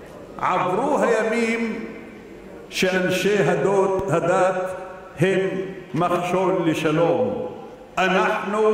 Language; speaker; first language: Hebrew; non-native, local second language; Arabic